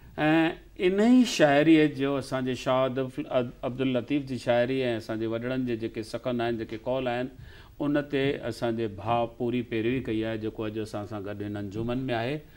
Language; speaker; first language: Sindhi; early bilingual, heritage; Sindhi